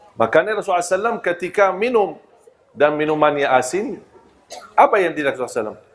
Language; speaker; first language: Malay; non-native, fluent; Arabic